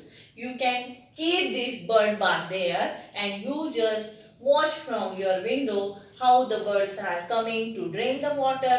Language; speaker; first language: English; non-native, local second language; Marathi